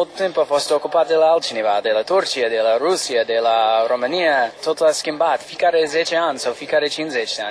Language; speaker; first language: Romanian; non-native, learner; English